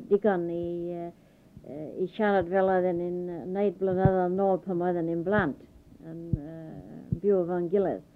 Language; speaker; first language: Welsh; early bilingual, heritage; Welsh